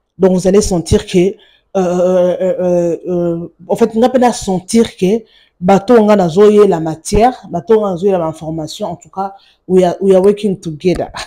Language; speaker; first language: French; non-native, local second language; Lingala